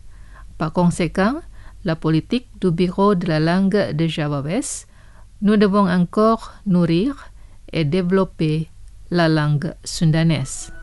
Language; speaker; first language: French; non-native, fluent; Indonesian